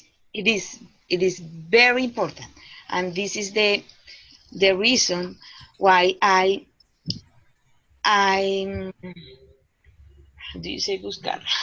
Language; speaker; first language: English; non-native, learner; Spanish